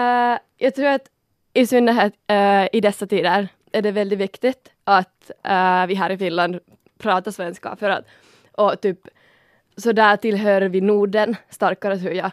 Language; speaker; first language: Swedish; non-native, local second language; Finnish